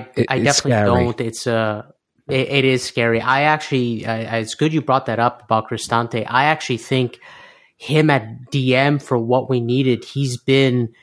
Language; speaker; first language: English; native; English